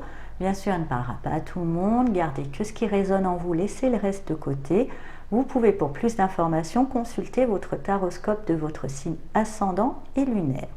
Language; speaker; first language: French; native; French